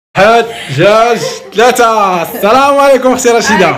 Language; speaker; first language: Arabic; native; Arabic